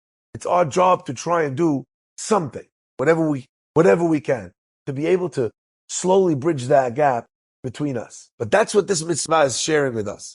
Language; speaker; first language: English; native; English